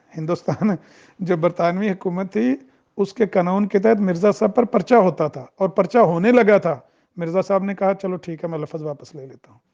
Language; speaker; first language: Urdu; non-native, local second language; Punjabi